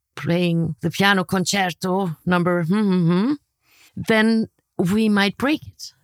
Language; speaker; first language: English; non-native, fluent; German